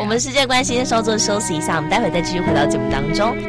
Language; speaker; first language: Chinese; native; Chinese